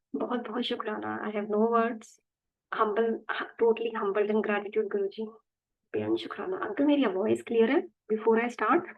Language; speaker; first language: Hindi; native; Hindi